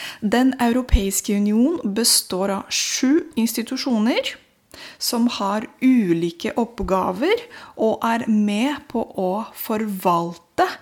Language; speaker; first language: Norwegian; non-native, fluent; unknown